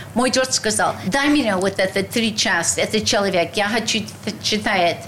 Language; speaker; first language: Russian; non-native, fluent; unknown